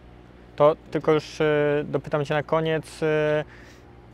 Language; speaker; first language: Polish; native; Polish